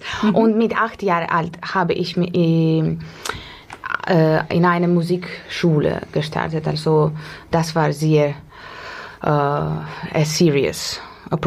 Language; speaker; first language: German; non-native, fluent; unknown